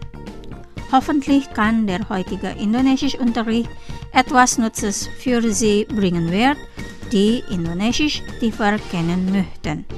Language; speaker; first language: German; non-native, fluent; Indonesian